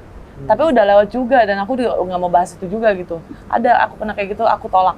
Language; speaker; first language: Indonesian; native; Indonesian